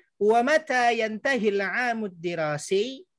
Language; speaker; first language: Arabic; non-native, fluent; Indonesian